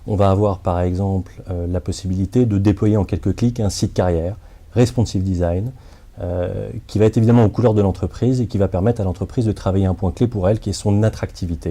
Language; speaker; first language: French; native; French